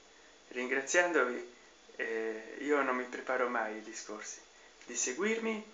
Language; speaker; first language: Italian; non-native, fluent; Spanish